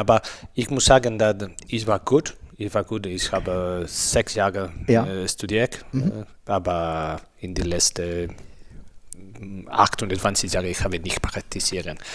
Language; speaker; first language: German; non-native, learner; Spanish